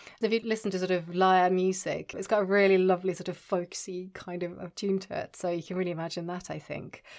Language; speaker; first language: English; non-native, fluent; Norwegian